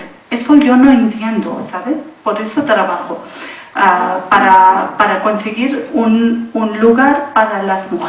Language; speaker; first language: Spanish; non-native, learner; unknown